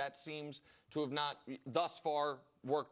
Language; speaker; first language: English; native; English